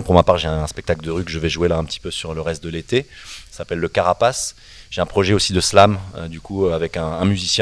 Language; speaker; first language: French; native; French